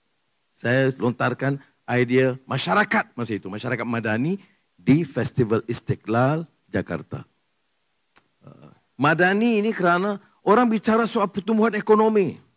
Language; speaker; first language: Malay; native; Malay